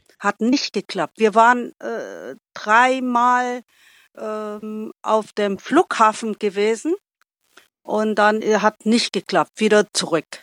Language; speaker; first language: German; non-native, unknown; Vietnamese